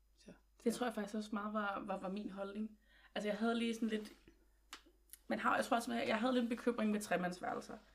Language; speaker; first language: Danish; native; Danish